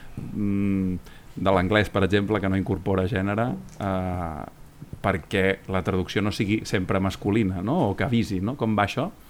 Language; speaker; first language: Catalan; native; Catalan